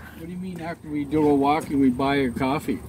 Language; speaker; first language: English; native; English